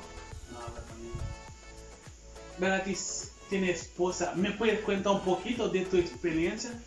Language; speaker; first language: Spanish; non-native, learner; Haitian Creole